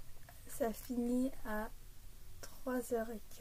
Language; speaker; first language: French; early bilingual, heritage; English